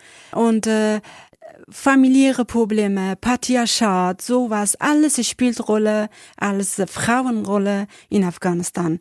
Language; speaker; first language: German; non-native, learner; Persian